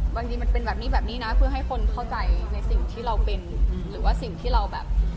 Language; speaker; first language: Thai; native; Thai